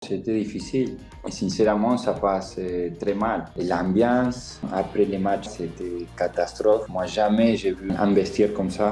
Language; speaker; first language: French; non-native, fluent; Spanish